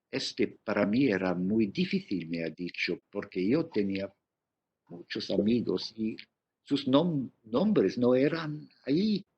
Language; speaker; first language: Spanish; non-native, fluent; English